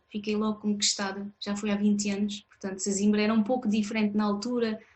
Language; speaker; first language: Portuguese; non-native, fluent; French